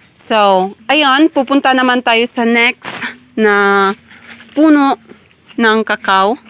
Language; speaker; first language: Filipino; non-native, local second language; Cebuano